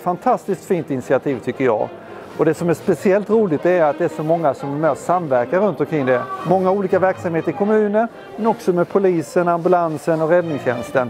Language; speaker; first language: Swedish; native; Swedish